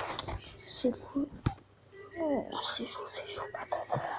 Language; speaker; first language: French; native; French